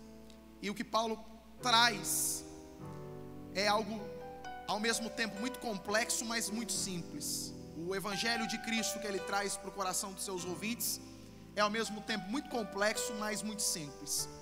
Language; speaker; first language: Portuguese; native; Portuguese